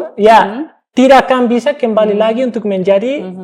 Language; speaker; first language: Indonesian; non-native, fluent; English